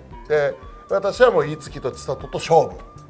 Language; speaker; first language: Japanese; native; Japanese